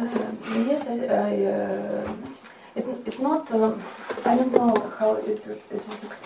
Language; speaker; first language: English; non-native, learner; Russian